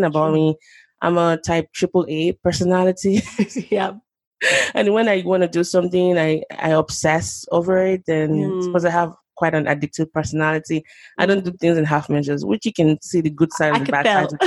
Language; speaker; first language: English; non-native, local second language; Yoruba